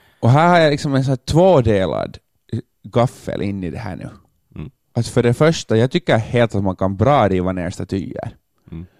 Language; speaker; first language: Swedish; native; Swedish